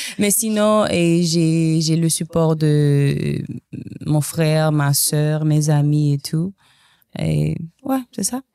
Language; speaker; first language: French; non-native, local second language; Haitian Creole